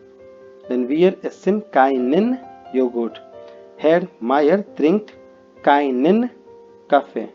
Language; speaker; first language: German; non-native, fluent; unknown